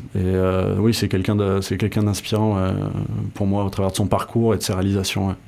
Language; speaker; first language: French; native; French